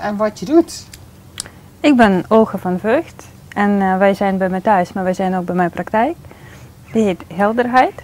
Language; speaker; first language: Dutch; non-native, fluent; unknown